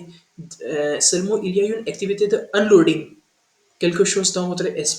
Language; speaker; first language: French; non-native, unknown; Hindi